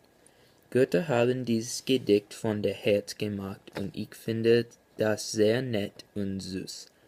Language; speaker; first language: German; non-native, learner; English